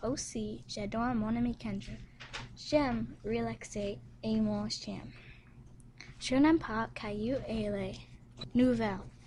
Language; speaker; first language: French; non-native, learner; English